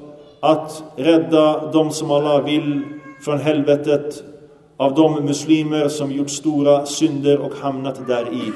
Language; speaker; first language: Swedish; early bilingual, other home language; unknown